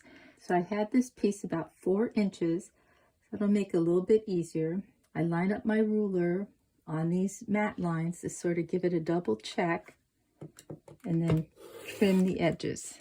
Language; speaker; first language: English; native; English